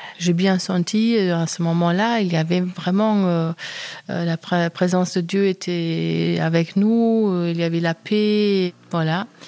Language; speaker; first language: French; non-native, fluent; German